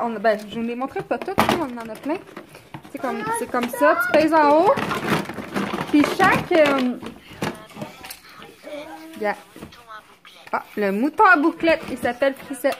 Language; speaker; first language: French; native; French